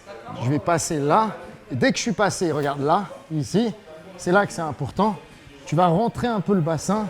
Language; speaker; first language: French; native; French